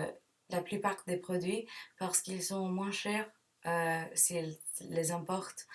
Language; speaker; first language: French; non-native, learner; English